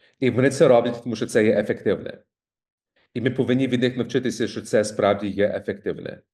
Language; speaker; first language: Ukrainian; early bilingual, heritage; Ukrainian